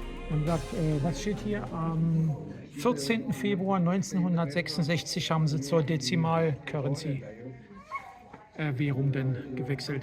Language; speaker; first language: German; native; German